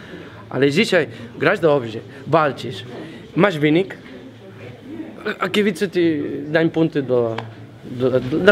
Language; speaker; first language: Polish; non-native, learner; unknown